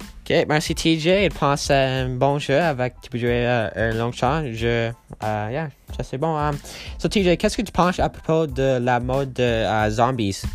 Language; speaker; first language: French; non-native, learner; English